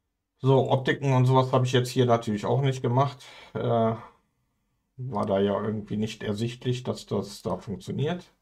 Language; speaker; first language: German; native; German